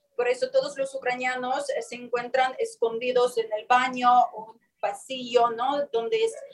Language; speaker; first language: Spanish; non-native, learner; Ukrainian